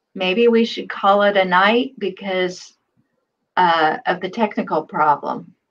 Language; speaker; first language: English; non-native, fluent; Hebrew